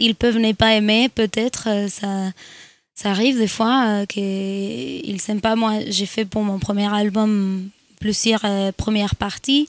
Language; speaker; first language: French; non-native, fluent; Spanish